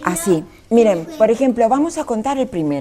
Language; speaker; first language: Spanish; native; Spanish